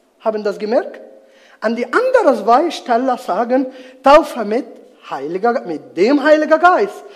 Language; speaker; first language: German; non-native, learner; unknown